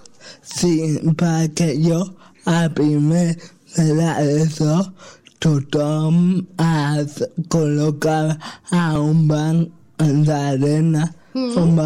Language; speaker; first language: Catalan; non-native, local second language; Spanish